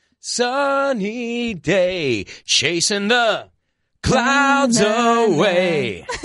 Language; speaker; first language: English; native; English